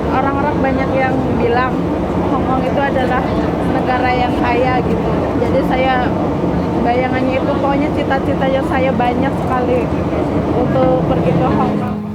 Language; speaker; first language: Indonesian; non-native, local second language; Javanese